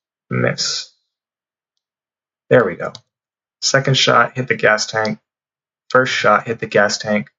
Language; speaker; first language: English; native; English